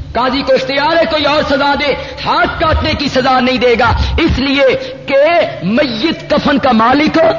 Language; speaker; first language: Urdu; non-native, local second language; Punjabi